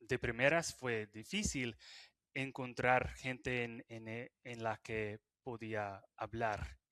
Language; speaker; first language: Spanish; non-native, fluent; English